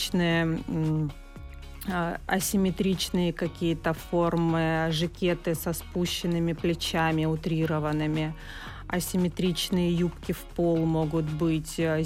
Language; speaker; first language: Russian; native; Russian